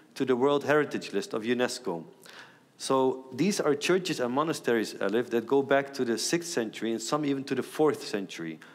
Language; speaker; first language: English; non-native, fluent; Aramaic